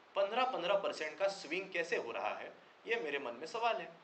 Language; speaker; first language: Hindi; non-native, local second language; Marathi